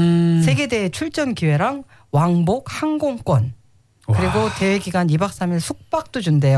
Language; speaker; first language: Korean; native; Korean